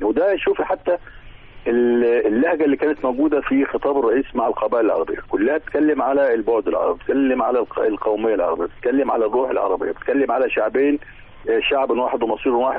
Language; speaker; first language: Arabic; native; Arabic